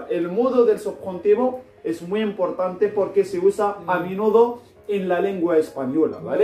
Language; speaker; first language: Spanish; non-native, fluent; Arabic